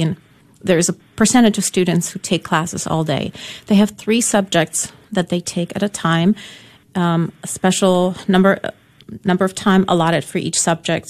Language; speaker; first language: English; non-native, fluent; Polish